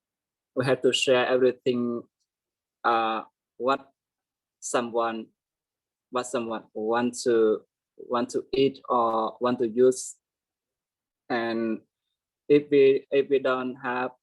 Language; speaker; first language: English; non-native, learner; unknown